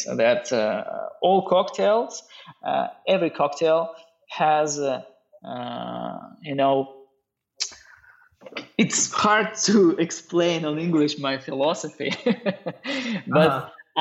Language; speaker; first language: English; non-native, learner; Russian